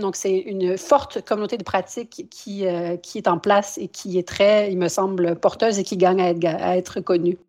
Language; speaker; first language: French; native; French